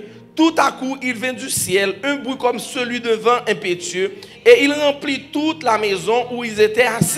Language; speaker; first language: French; non-native, local second language; Haitian Creole